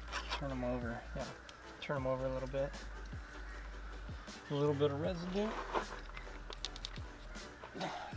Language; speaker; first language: English; native; English